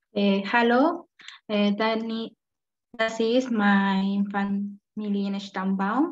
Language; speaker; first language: German; non-native, learner; Spanish